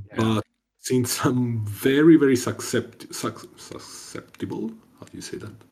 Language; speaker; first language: English; non-native, fluent; Italian